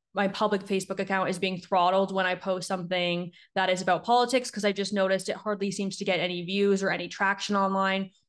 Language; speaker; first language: English; native; English